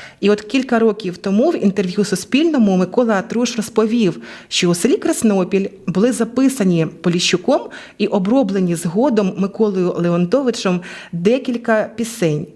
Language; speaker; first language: Ukrainian; native; Ukrainian